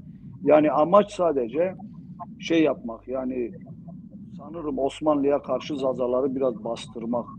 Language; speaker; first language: Turkish; non-native, local second language; Zaza